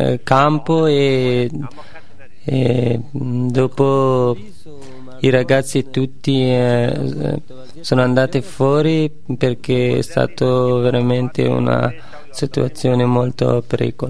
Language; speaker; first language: Italian; non-native, learner; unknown